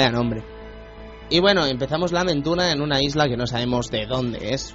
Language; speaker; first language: Spanish; native; Spanish